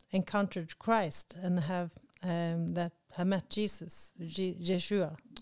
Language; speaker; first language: English; non-native, fluent; Norwegian